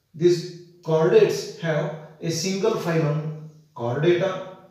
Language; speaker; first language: English; non-native, local second language; Marathi